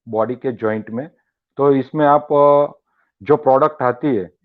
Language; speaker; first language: Hindi; non-native, local second language; Gujarati